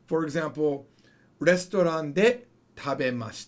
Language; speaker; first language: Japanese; non-native, fluent; English